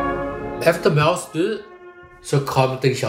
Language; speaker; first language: Danish; non-native, fluent; Chinese